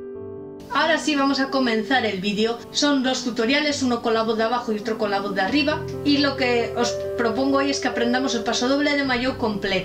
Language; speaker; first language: Spanish; native; Spanish